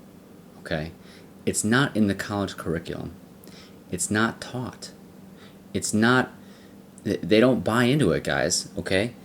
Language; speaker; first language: English; native; English